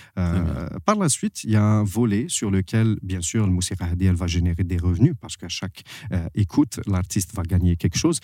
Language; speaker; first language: French; non-native, local second language; Arabic